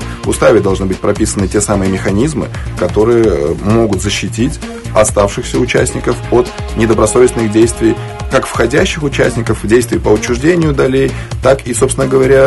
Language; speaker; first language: Russian; native; Russian